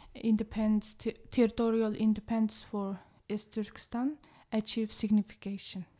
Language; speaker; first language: English; non-native, learner; Chinese